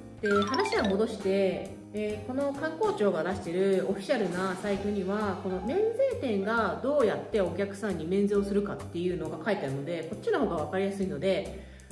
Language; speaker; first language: Japanese; native; Japanese